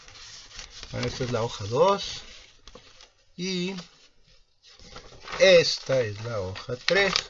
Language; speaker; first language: Spanish; native; Spanish